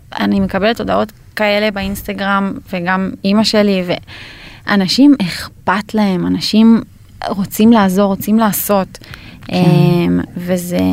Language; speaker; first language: Hebrew; native; Hebrew